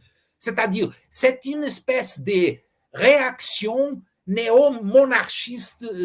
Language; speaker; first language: French; non-native, fluent; Portuguese